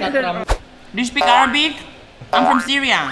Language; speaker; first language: English; non-native, learner; Indonesian